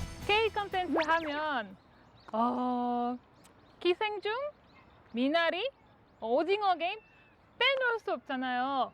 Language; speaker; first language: Korean; non-native, fluent; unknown